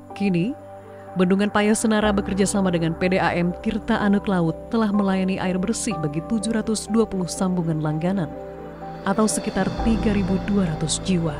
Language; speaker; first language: Indonesian; native; Indonesian